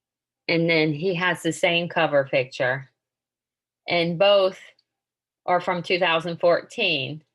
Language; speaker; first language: English; native; English